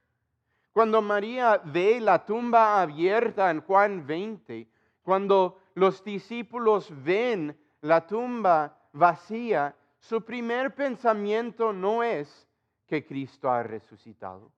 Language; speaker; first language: Spanish; non-native, fluent; English